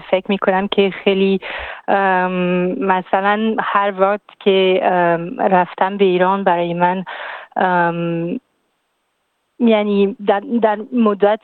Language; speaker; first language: Persian; non-native, fluent; French